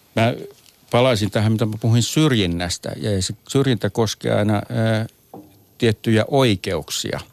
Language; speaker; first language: Finnish; native; Finnish